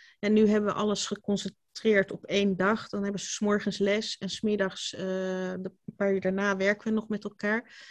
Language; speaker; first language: Dutch; native; Dutch